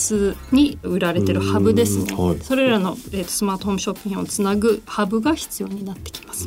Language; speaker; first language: Japanese; native; Japanese